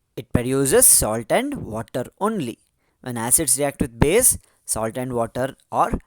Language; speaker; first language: English; non-native, local second language; Kannada